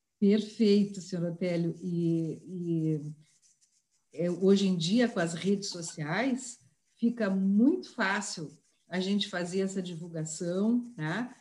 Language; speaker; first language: Portuguese; native; Portuguese